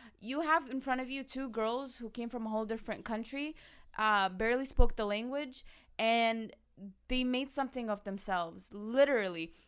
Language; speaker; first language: English; early bilingual, other home language; Arabic